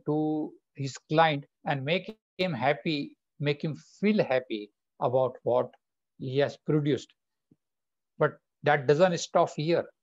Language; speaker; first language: English; non-native, local second language; Bangla